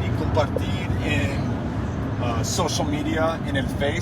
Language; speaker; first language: Spanish; non-native, fluent; English